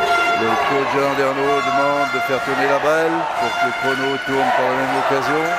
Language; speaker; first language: French; native; French